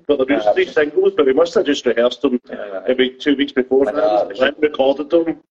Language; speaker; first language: English; native; English